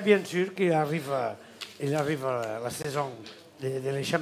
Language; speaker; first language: French; non-native, learner; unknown